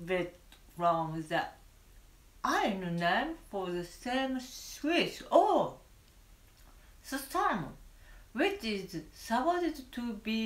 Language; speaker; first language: English; non-native, learner; Japanese